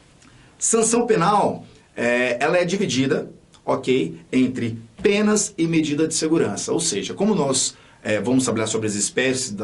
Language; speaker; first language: Portuguese; native; Portuguese